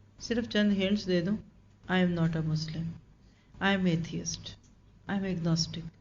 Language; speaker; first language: Urdu; native; Urdu